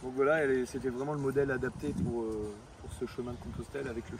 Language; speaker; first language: French; native; French